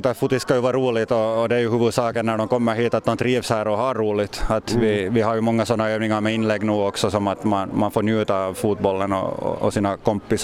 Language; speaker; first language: Swedish; native; Swedish